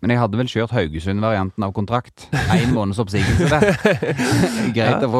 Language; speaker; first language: Norwegian; native; Norwegian